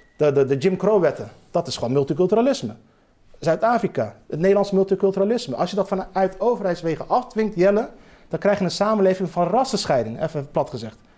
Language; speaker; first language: Dutch; early bilingual, other home language; Turkish